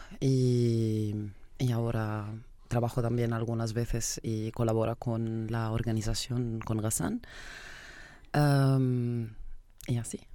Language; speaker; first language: Spanish; non-native, fluent; Arabic